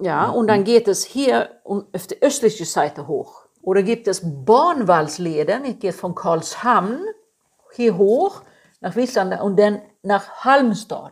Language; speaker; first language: German; non-native, fluent; Swedish